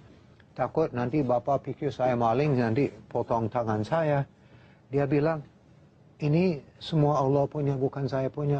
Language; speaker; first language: Indonesian; non-native, learner; English